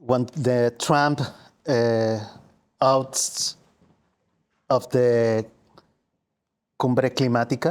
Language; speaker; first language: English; non-native, learner; Spanish